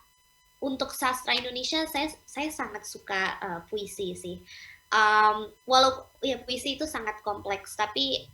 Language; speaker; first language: Indonesian; non-native, local second language; English